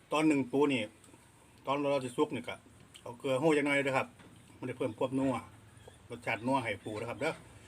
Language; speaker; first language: Thai; native; Thai